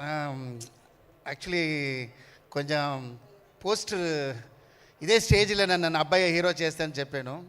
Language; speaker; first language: Telugu; non-native, learner; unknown